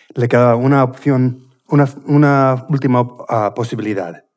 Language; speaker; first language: Spanish; non-native, fluent; English